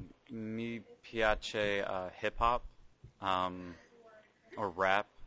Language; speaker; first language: Italian; non-native, learner; English